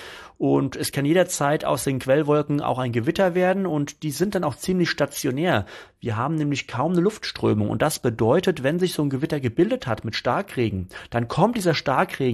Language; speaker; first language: German; native; German